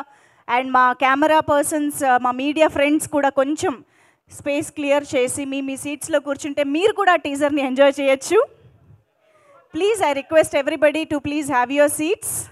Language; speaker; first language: Telugu; native; Telugu